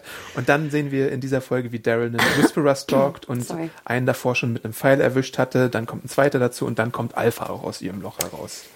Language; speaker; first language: German; native; German